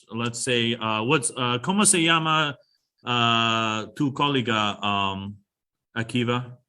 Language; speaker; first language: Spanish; non-native, fluent; English